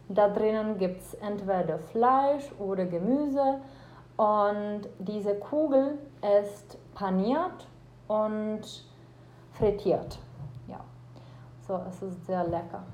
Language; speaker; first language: German; non-native, fluent; Czech